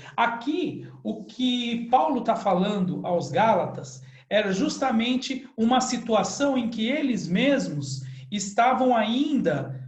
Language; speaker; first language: Portuguese; native; Portuguese